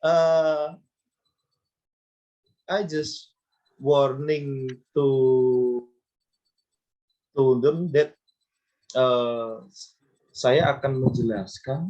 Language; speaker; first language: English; non-native, learner; Indonesian